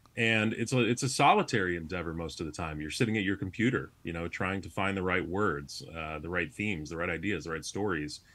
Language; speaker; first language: English; native; English